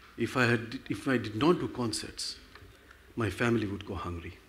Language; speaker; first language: English; non-native, local second language; Gujarati